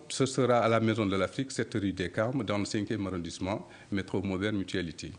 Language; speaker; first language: French; non-native, local second language; Soninke